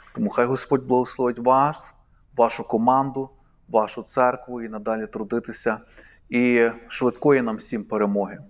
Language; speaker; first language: Ukrainian; native; Ukrainian